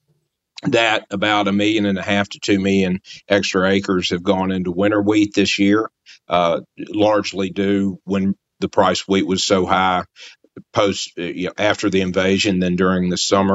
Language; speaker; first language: English; native; English